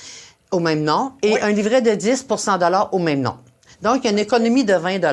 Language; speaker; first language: French; native; French